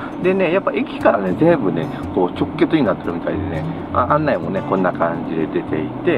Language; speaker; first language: Japanese; native; Japanese